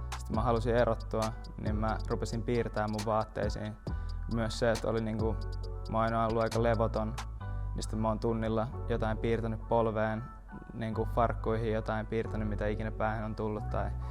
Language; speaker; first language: Finnish; native; Finnish